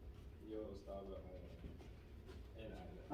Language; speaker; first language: Spanish; non-native, learner; English